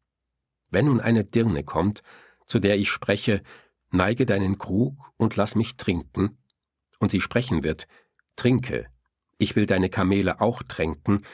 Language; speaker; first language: German; native; German